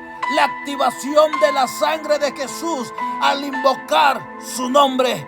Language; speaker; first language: Spanish; native; Spanish